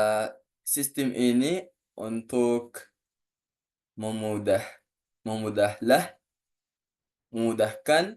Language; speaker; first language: Indonesian; non-native, learner; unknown